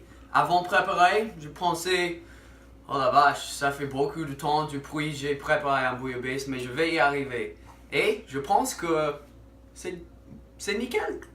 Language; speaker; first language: French; non-native, learner; English